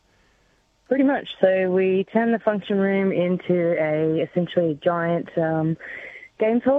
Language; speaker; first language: English; native; English